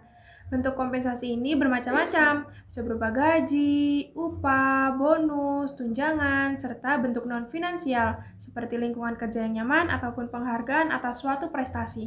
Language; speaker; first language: Indonesian; native; Indonesian